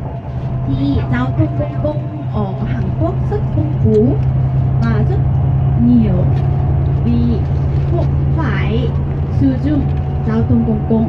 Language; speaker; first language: Vietnamese; non-native, learner; Korean